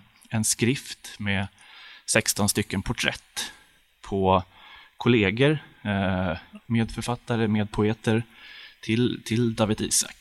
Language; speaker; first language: Swedish; native; Swedish